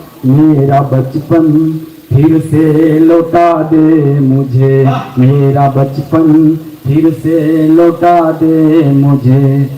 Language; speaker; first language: Hindi; non-native, local second language; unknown